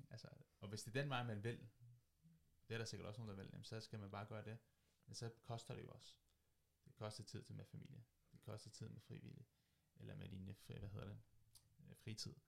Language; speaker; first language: Danish; early bilingual, other home language; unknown